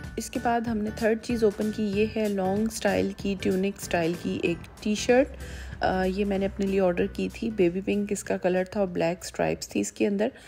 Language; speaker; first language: Urdu; native; Urdu